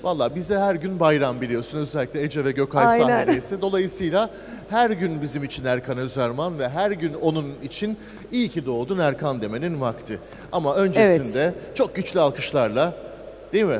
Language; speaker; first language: Turkish; native; Turkish